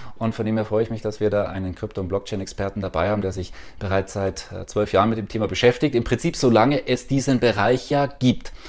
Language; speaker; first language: German; native; German